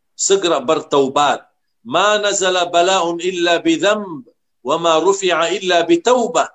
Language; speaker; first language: Malay; non-native, fluent; Arabic